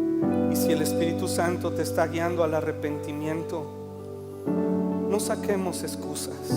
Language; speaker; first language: Spanish; native; Spanish